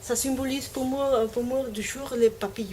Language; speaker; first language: French; non-native, learner; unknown